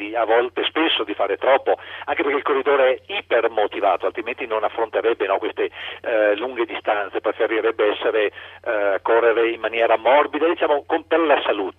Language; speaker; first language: Italian; native; Italian